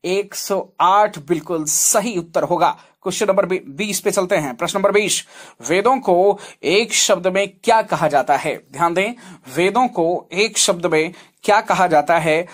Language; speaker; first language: Hindi; native; Hindi